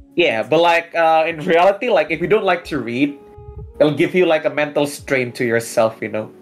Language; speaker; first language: English; early bilingual, other home language; Indonesian